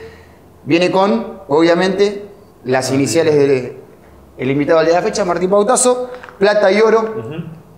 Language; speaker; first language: Spanish; native; Spanish